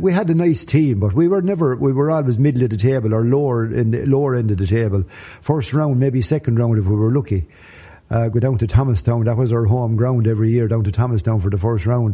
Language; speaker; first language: English; native; English